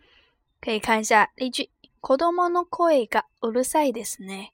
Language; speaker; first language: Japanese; non-native, fluent; Chinese